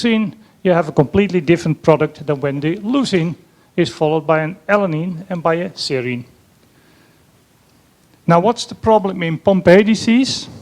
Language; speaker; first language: English; non-native, fluent; Dutch